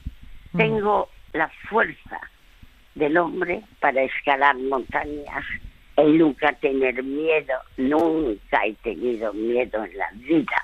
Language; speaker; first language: Spanish; early bilingual, other home language; French